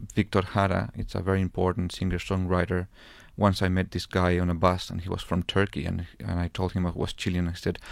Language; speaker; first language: English; non-native, fluent; Spanish